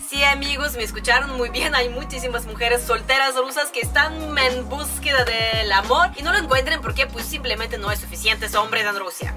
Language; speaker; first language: Spanish; non-native, fluent; Russian